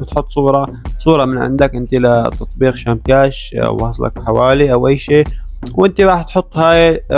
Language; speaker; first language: Arabic; native; Arabic